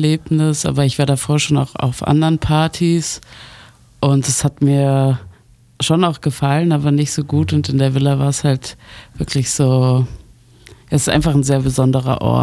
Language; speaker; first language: German; native; German